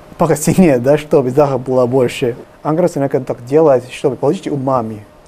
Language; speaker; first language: Russian; non-native, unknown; Japanese